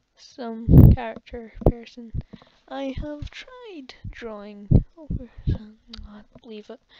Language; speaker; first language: English; native; English